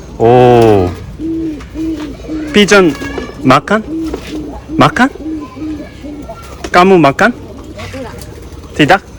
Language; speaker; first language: Indonesian; non-native, learner; Korean